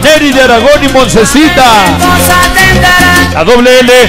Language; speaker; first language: Spanish; native; Spanish